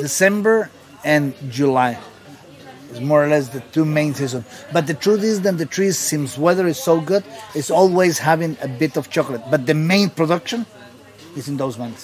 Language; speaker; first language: English; non-native, fluent; Spanish